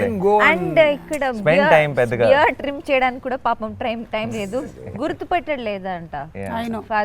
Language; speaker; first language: Telugu; non-native, learner; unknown